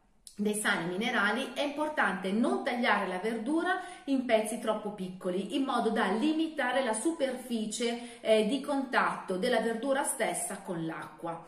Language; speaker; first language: Italian; native; Italian